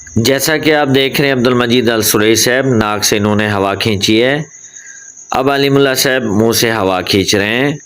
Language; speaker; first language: Urdu; non-native, local second language; Punjabi